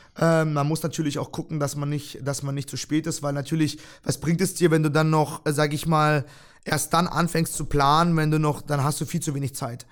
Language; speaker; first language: German; early bilingual, other home language; Russian